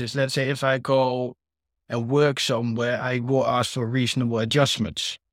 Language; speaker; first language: English; non-native, fluent; Dutch